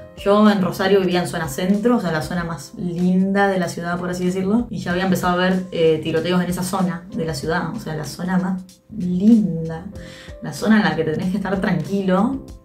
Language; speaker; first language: Spanish; native; Spanish